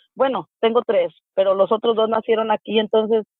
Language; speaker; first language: Spanish; native; Spanish